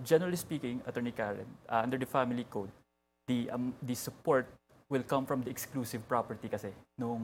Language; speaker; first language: English; non-native, local second language; Hiligaynon